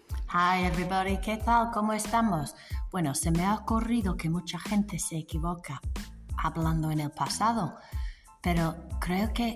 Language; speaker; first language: Spanish; non-native, fluent; English